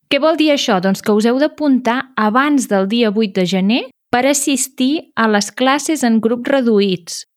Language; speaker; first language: Catalan; native; Catalan